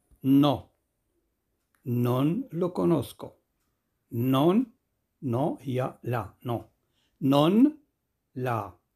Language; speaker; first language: Italian; non-native, fluent; Arabic